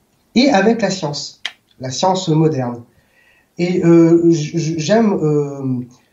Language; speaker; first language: French; native; French